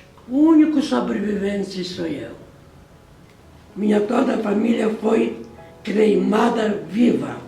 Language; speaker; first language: Portuguese; non-native, fluent; Polish